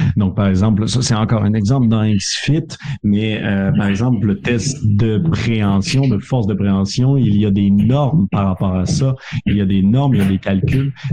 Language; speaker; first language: French; native; French